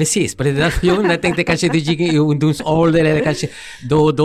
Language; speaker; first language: Swedish; non-native, fluent; Spanish